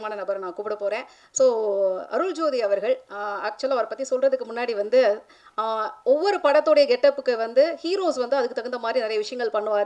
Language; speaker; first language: Tamil; native; Tamil